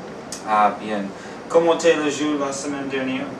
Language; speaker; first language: French; non-native, learner; English